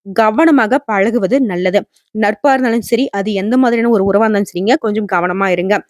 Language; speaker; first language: Tamil; native; Tamil